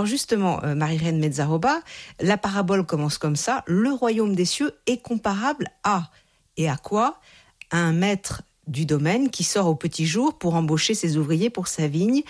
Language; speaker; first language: French; native; French